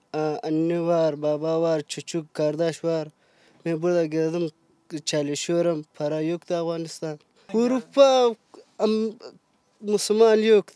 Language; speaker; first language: Turkish; non-native, learner; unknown